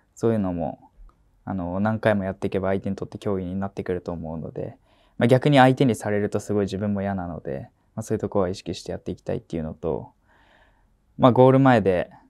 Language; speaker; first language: Japanese; native; Japanese